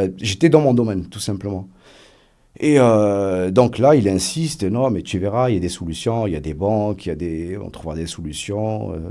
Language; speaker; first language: French; early bilingual, other home language; Arabic